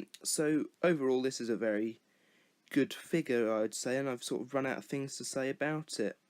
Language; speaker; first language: English; native; English